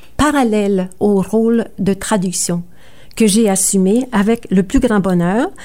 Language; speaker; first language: French; native; French